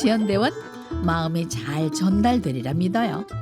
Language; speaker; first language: Korean; native; Korean